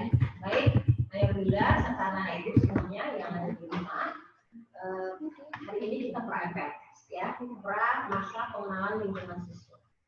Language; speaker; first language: Indonesian; native; Indonesian